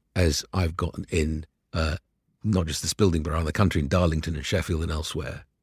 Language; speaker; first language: English; early bilingual, other home language; Arabic